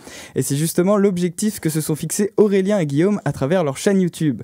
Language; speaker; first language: French; native; French